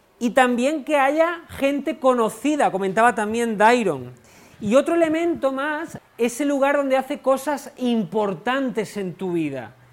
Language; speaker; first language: Spanish; native; Spanish